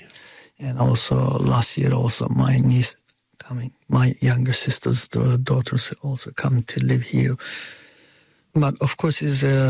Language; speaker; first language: English; non-native, fluent; Turkish